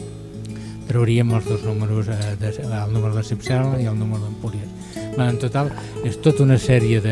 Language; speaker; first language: Catalan; native; Catalan